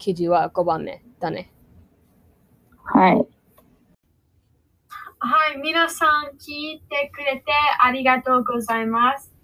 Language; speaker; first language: Japanese; non-native, learner; English